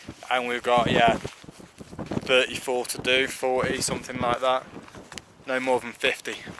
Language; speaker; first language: English; native; English